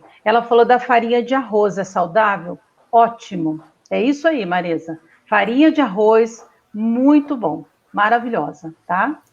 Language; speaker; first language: Portuguese; native; Portuguese